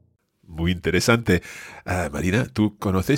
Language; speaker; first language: Spanish; non-native, fluent; English